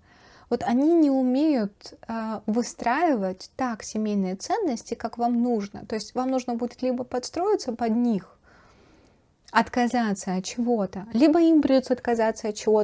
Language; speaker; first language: Russian; native; Russian